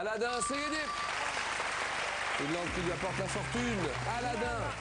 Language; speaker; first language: French; native; French